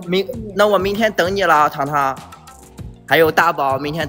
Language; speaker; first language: Chinese; native; Chinese